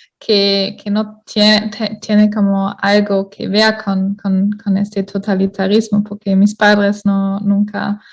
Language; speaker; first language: Spanish; non-native, fluent; German